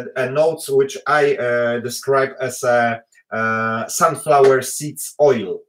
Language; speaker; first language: English; non-native, fluent; Polish